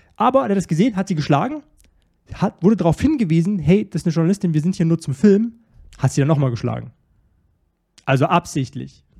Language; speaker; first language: German; native; German